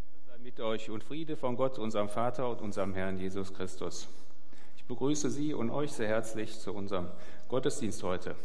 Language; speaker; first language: German; native; German